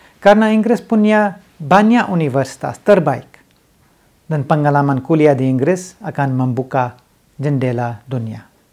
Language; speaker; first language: Indonesian; non-native, fluent; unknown